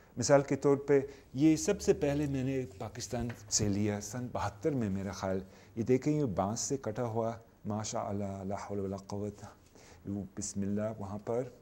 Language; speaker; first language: Urdu; non-native, fluent; English